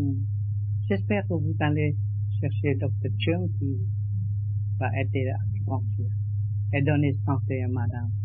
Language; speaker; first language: French; non-native, learner; Vietnamese